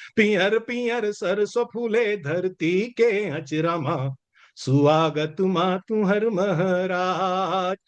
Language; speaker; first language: Hindi; native; Hindi